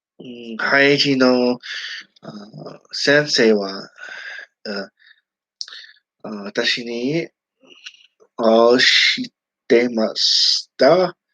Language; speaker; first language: Japanese; non-native, learner; English